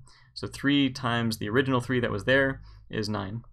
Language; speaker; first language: English; native; English